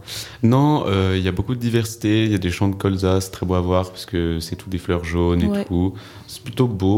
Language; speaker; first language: French; native; French